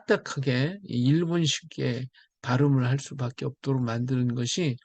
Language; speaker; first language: Korean; native; Korean